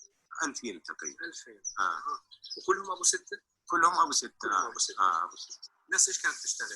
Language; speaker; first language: Arabic; native; Arabic